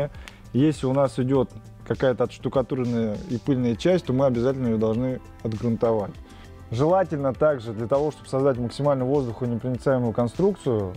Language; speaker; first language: Russian; native; Russian